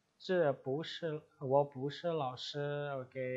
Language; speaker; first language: Chinese; non-native, fluent; Indonesian